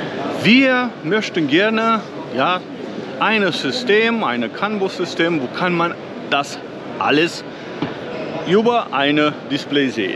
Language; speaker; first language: German; non-native, fluent; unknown